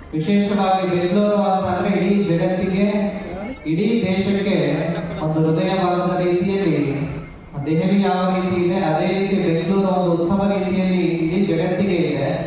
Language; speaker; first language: Kannada; native; Kannada